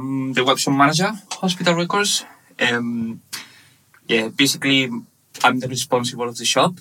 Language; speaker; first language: English; non-native, fluent; Spanish